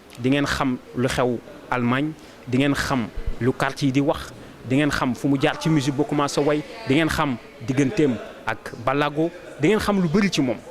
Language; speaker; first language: Wolof; native; Wolof